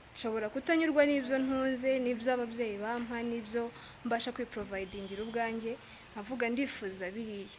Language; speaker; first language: Kinyarwanda; native; Kinyarwanda